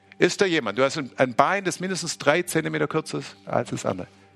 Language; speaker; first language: German; native; German